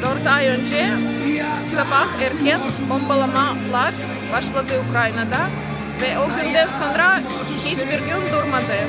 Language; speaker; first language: Turkish; non-native, fluent; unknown